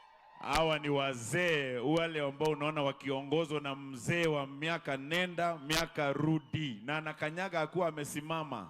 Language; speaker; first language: Swahili; non-native, local second language; Meru